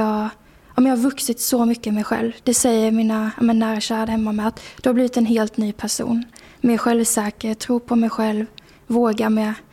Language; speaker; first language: Swedish; native; Swedish